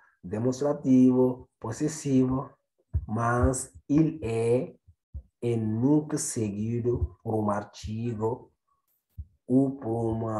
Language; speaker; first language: Portuguese; non-native, fluent; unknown